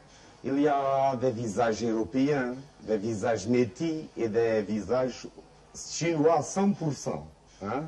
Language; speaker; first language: French; non-native, fluent; Portuguese